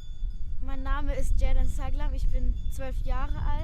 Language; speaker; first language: German; early bilingual, other home language; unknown